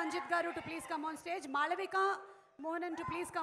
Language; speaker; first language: Telugu; native; Telugu